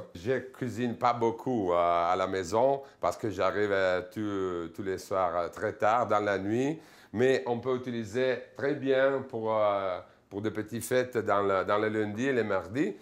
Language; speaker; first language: French; non-native, fluent; Italian